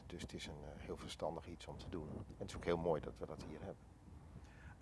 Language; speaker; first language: Dutch; native; Dutch